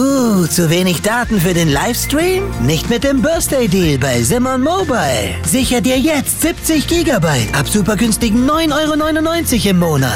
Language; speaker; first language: German; native; German